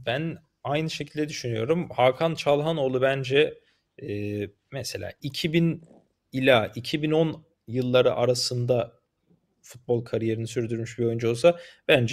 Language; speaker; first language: Turkish; native; Turkish